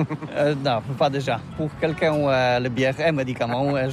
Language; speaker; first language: French; non-native, learner; Polish